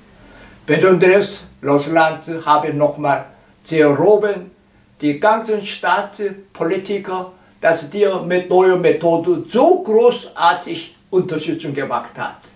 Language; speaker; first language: German; non-native, learner; Korean